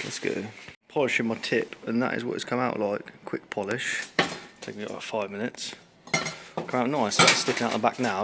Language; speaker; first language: English; native; English